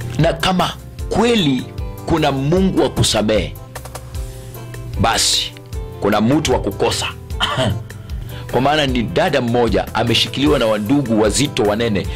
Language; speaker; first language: Swahili; non-native, local second language; Luyia